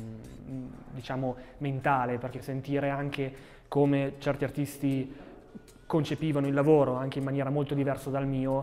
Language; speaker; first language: Italian; native; Italian